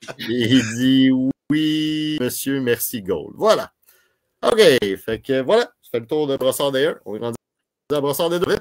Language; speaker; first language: French; native; French